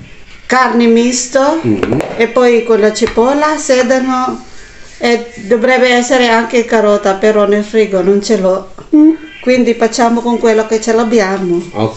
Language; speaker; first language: Italian; non-native, learner; Filipino